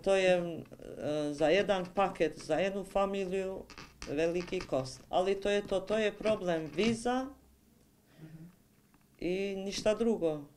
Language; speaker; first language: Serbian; non-native, local second language; Albanian